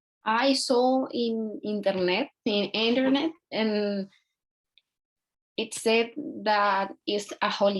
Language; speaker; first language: English; non-native, learner; Spanish